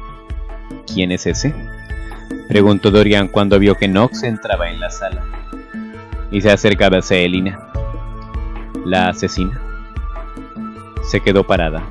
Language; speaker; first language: Spanish; native; Spanish